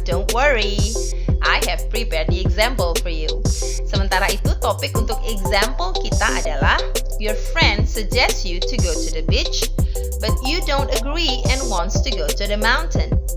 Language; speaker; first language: English; non-native, fluent; Indonesian